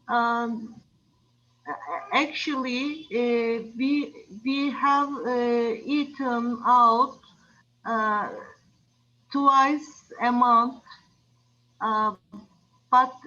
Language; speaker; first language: English; non-native, learner; Turkish